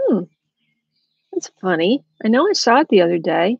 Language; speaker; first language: English; native; English